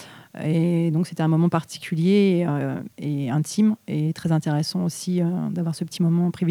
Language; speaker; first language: French; native; French